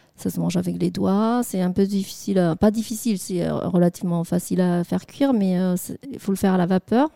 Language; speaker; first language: French; non-native, fluent; Vietnamese